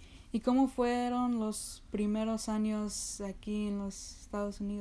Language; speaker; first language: Spanish; early bilingual, heritage; Spanish